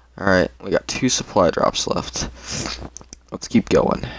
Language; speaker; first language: English; native; English